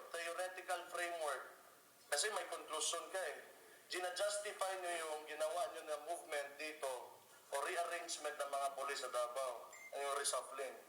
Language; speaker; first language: Filipino; non-native, local second language; Cebuano